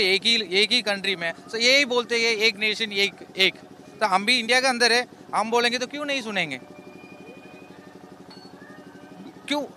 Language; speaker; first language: Hindi; non-native, local second language; Tamil